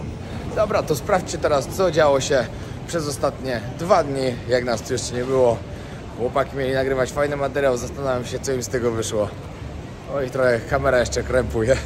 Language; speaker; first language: Polish; native; Polish